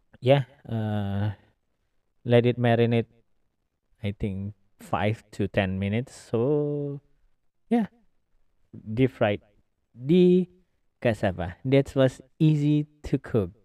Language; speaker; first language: English; non-native, learner; Indonesian